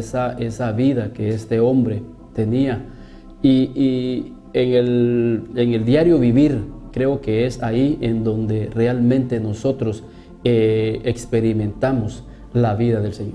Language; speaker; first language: Spanish; native; Spanish